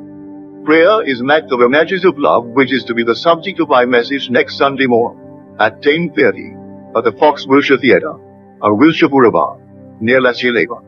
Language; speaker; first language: English; native; English